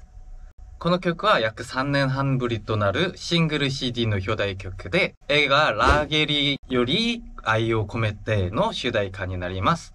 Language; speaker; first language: Japanese; non-native, fluent; Korean